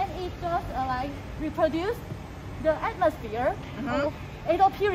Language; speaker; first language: English; non-native, fluent; Chinese